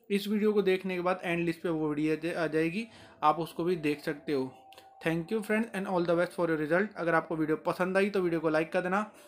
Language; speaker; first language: Hindi; native; Hindi